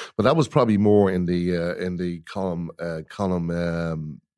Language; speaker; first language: English; native; English